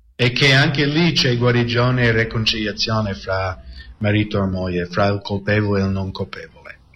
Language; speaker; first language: Italian; non-native, fluent; English